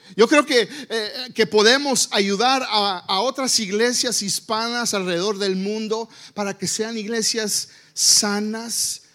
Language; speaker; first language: Spanish; early bilingual, heritage; Spanish